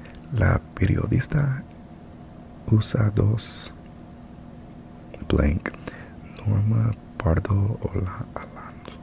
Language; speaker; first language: Spanish; non-native, learner; English